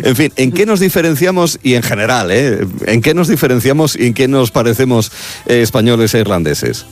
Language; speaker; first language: Spanish; native; Spanish